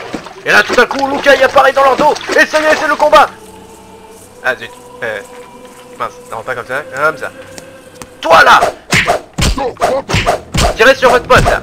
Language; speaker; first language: French; native; French